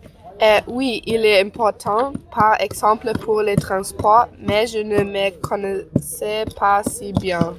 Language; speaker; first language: French; non-native, learner; German